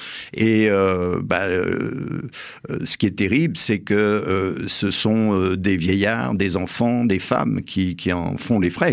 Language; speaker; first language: French; native; French